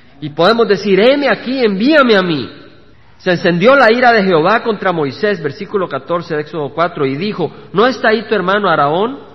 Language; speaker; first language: Spanish; native; Spanish